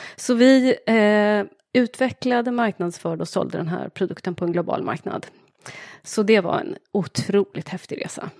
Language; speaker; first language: Swedish; native; Swedish